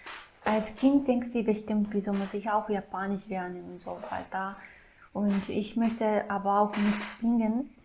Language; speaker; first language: German; non-native, fluent; Japanese